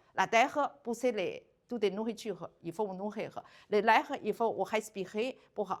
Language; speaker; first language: French; non-native, learner; Chinese